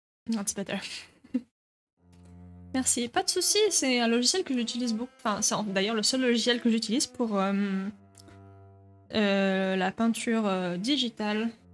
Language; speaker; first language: French; native; French